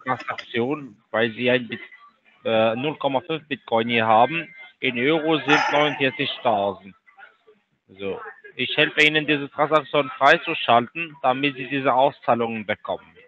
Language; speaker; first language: German; non-native, learner; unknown